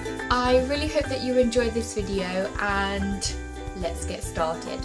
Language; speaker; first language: English; early bilingual, other home language; Portuguese